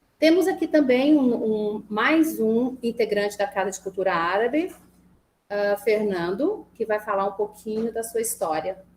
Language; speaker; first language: Portuguese; native; Portuguese